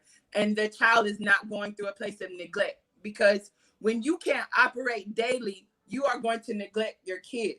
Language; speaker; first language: English; native; English